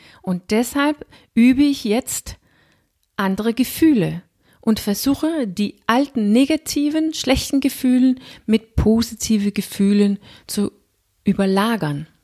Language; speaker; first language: German; non-native, fluent; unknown